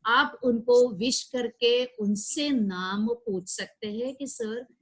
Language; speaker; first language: Hindi; non-native, local second language; Marathi